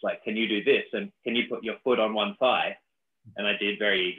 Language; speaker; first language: English; native; English